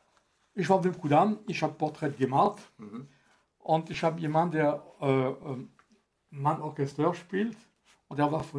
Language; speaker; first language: German; non-native, fluent; French